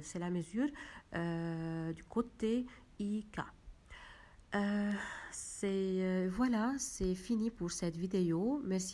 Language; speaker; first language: French; non-native, local second language; Arabic